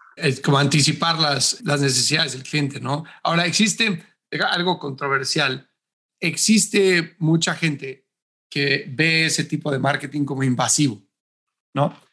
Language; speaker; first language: Spanish; native; Spanish